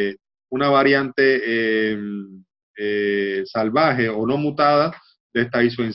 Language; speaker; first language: Spanish; native; Spanish